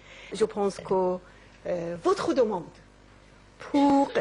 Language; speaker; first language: French; non-native, local second language; Persian